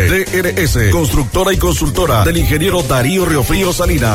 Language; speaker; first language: Spanish; native; Spanish